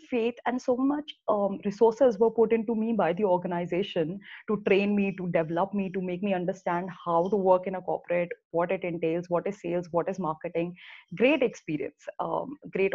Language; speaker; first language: English; non-native, local second language; Hindi